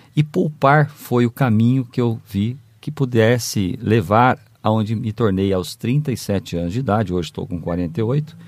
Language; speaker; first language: Portuguese; native; Portuguese